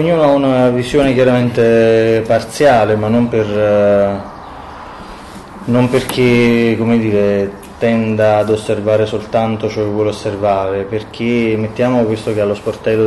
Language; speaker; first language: Italian; native; Italian